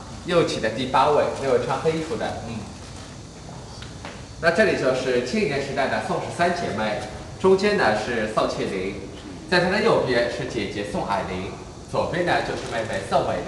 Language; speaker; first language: Chinese; native; Chinese